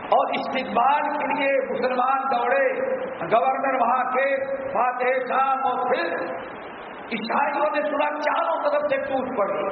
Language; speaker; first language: Urdu; native; Urdu